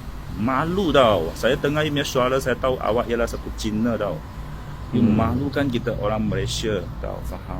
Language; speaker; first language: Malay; non-native, local second language; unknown